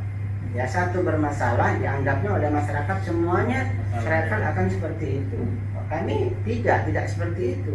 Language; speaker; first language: Indonesian; native; Indonesian